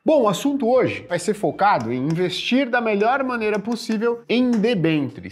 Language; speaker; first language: Portuguese; native; Portuguese